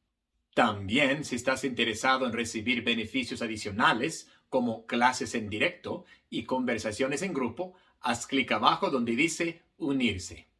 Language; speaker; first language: Spanish; non-native, fluent; English